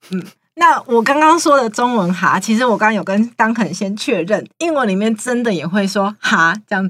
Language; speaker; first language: Chinese; native; Chinese